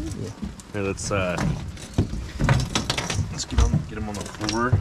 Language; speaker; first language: English; native; English